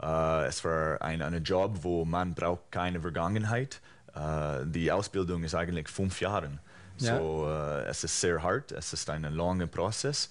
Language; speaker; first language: German; non-native, fluent; English